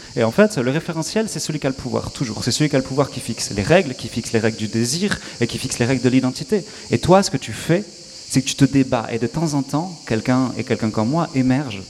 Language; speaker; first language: French; native; French